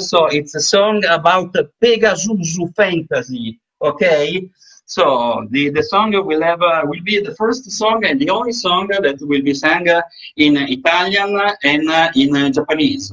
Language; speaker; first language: English; non-native, fluent; Italian